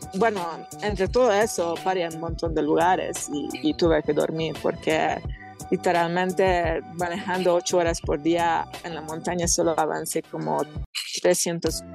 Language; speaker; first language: Spanish; non-native, fluent; Hungarian